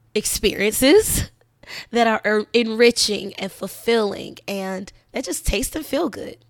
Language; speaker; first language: English; native; English